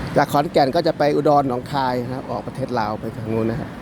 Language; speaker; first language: Thai; native; Thai